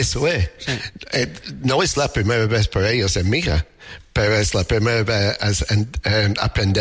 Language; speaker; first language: Spanish; non-native, fluent; English